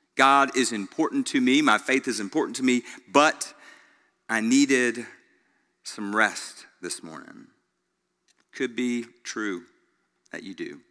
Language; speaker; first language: English; native; English